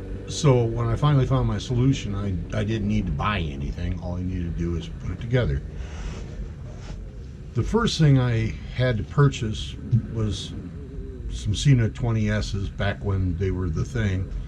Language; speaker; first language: English; native; English